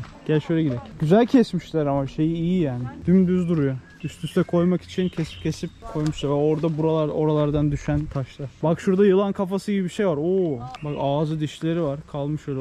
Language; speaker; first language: Turkish; native; Turkish